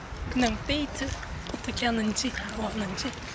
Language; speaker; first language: Korean; non-native, fluent; Turkish